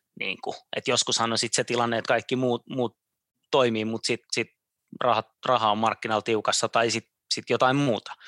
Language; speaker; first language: Finnish; native; Finnish